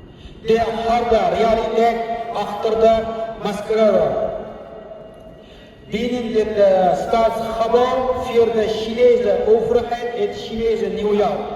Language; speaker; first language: Dutch; non-native, learner; Uyghur